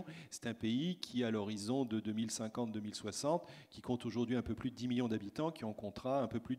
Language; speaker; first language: French; native; French